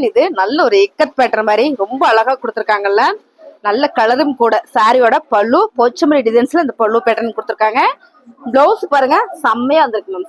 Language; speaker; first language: Tamil; native; Tamil